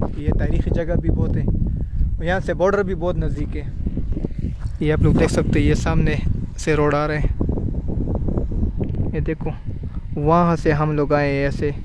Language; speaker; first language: Urdu; non-native, local second language; Pashto